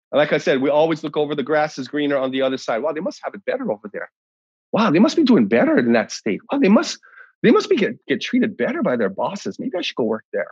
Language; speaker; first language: English; native; English